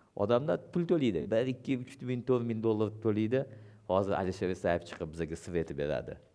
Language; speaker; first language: Uzbek; non-native, local second language; Russian